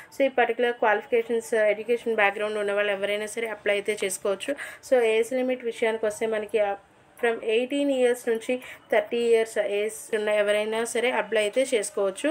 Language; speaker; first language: Telugu; native; Telugu